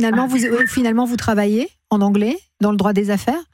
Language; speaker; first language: French; native; French